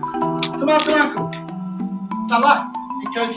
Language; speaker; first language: Indonesian; non-native, learner; Turkish